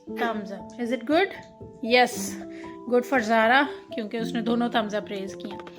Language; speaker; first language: Urdu; non-native, local second language; Punjabi